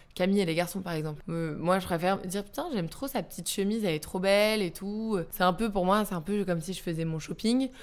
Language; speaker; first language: French; native; French